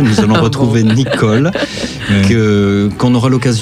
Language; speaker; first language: French; native; French